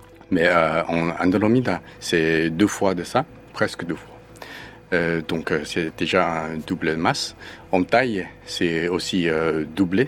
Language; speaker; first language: French; non-native, learner; Chinese